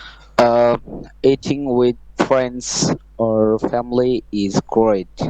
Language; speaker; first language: English; non-native, learner; Bangla